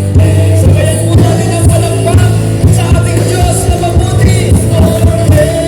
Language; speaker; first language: Filipino; native; Filipino